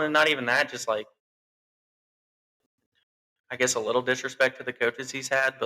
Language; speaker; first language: English; native; English